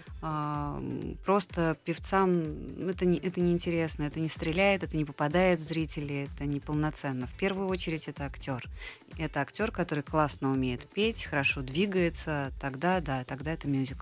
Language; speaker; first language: Russian; native; Russian